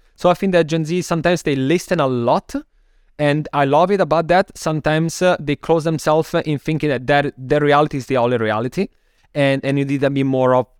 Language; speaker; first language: English; non-native, fluent; Italian